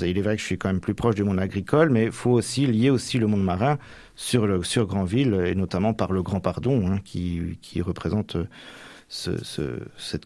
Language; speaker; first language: French; native; French